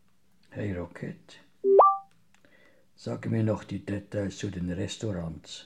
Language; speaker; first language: German; native; German